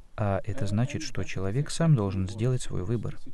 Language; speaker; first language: Russian; non-native, fluent; Dutch